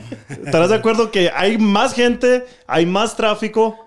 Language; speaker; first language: Spanish; early bilingual, heritage; Spanish